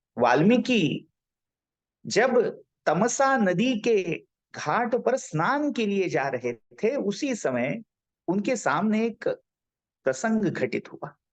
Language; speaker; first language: Hindi; non-native, local second language; Marathi